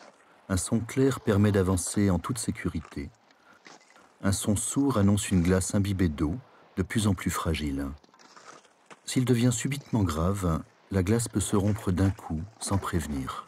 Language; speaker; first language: French; native; French